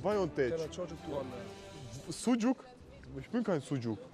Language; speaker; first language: German; early bilingual, other home language; Russian